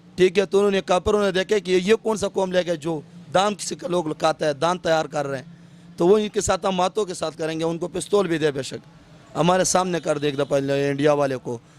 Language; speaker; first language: Urdu; non-native, local second language; Pashto